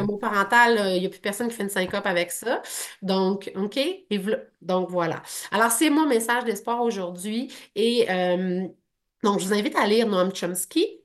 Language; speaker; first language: French; native; French